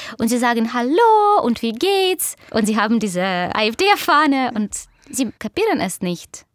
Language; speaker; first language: German; non-native, fluent; Russian